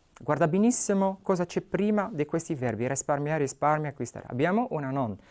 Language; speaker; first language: Italian; non-native, fluent; Arabic